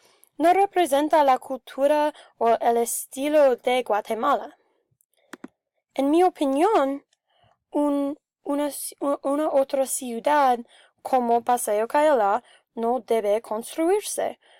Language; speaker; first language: Spanish; non-native, learner; English